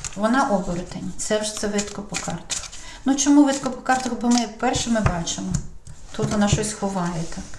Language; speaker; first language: Ukrainian; non-native, local second language; Russian